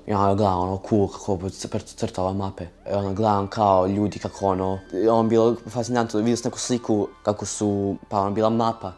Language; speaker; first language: Serbian; early bilingual, heritage; Serbian